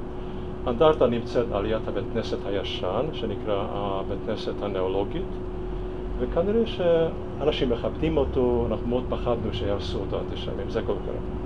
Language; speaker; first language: Hebrew; non-native, fluent; Hungarian